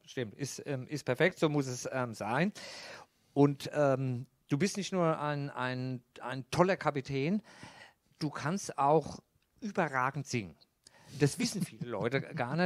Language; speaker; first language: German; native; German